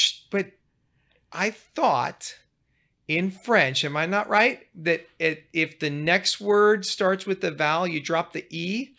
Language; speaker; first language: English; native; English